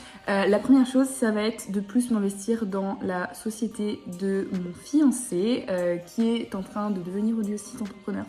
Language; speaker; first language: French; native; French